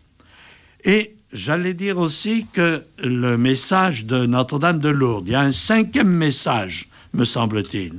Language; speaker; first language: French; native; French